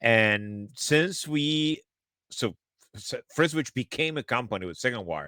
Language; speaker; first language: English; native; English